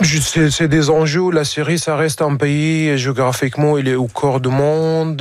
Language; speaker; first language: French; non-native, fluent; Arabic